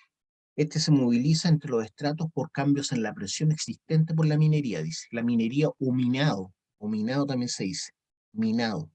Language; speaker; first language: Spanish; native; Spanish